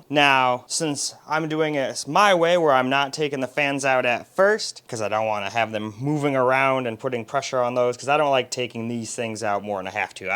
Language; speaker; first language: English; native; English